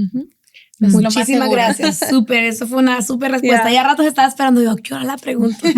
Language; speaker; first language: Spanish; native; Spanish